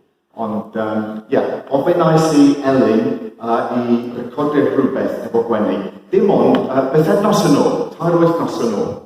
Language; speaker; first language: Welsh; non-native, fluent; English